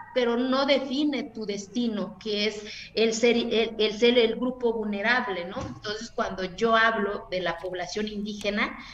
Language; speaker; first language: Spanish; non-native, local second language; Zapotec